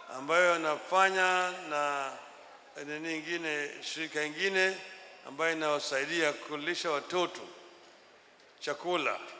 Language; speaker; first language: Swahili; non-native, local second language; Luo (Kenya and Tanzania)